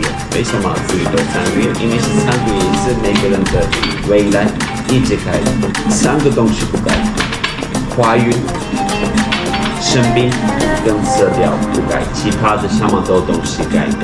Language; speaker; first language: Chinese; non-native, fluent; Turkish